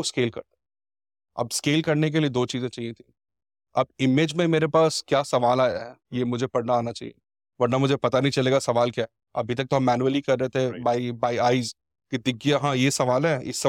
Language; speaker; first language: English; non-native, local second language; Hindi